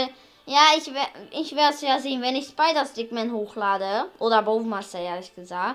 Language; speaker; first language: German; early bilingual, other home language; Hungarian